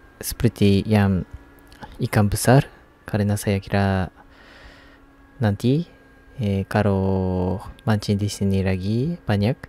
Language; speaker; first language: Indonesian; non-native, fluent; Japanese